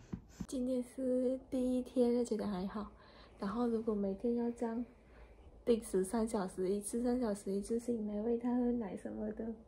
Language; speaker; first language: Chinese; non-native, fluent; Vietnamese